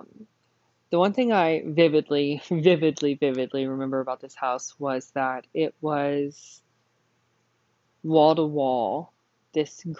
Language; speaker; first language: English; native; English